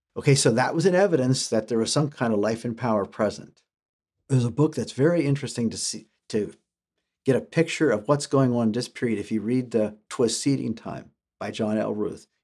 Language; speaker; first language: English; early bilingual, other home language; German